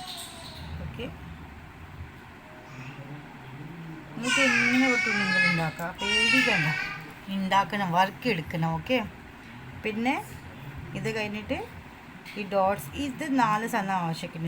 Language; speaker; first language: Malayalam; non-native, fluent; Hindi